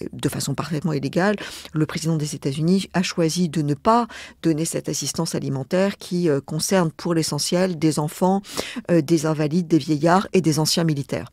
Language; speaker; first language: French; native; French